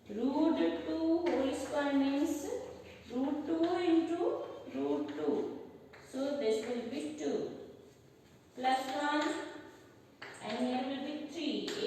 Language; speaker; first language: English; non-native, local second language; Hindi